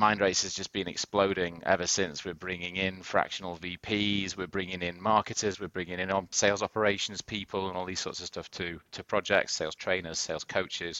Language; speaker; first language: English; native; English